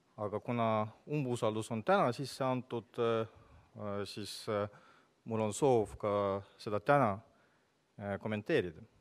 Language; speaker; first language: Estonian; non-native, local second language; Russian